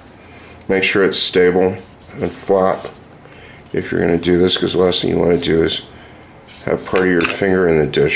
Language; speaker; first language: English; native; English